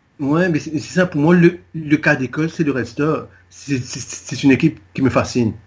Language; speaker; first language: French; non-native, local second language; Morisyen